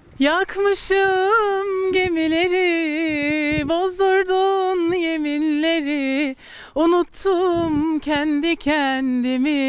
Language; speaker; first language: Turkish; early bilingual, heritage; Turkish